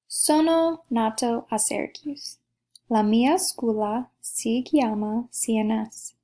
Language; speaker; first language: Italian; non-native, learner; English